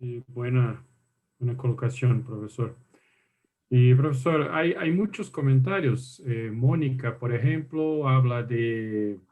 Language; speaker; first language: Spanish; non-native, fluent; Portuguese